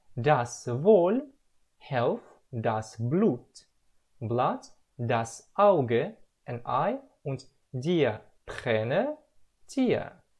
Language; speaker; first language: German; non-native, learner; Russian